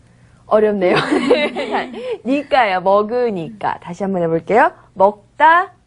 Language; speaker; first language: Korean; native; Korean